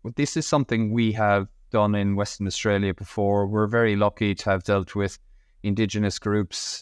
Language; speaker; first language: English; native; English